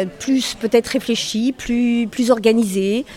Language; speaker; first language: French; native; French